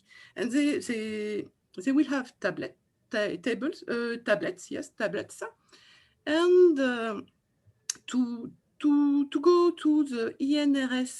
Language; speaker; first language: English; non-native, fluent; French